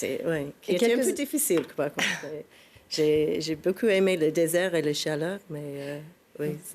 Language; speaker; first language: French; non-native, fluent; English